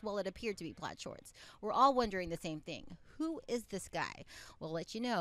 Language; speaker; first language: English; native; English